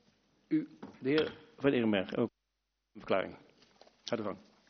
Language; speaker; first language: Dutch; native; Dutch